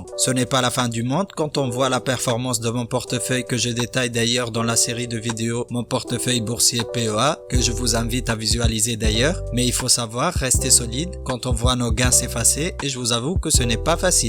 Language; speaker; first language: French; native; French